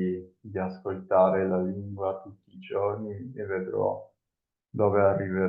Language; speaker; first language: Italian; non-native, fluent; Spanish